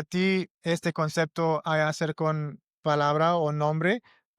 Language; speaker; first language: Spanish; non-native, learner; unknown